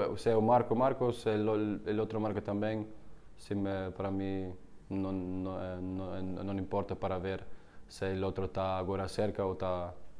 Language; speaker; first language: Portuguese; non-native, learner; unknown